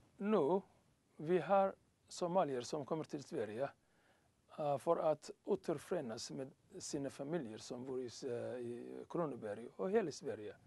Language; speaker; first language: Swedish; non-native, learner; Somali